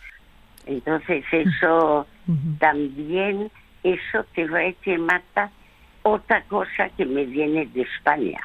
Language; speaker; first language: Spanish; early bilingual, other home language; French